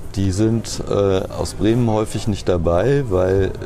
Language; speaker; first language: German; native; German